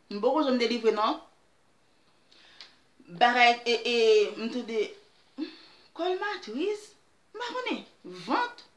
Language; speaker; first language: French; non-native, learner; Haitian Creole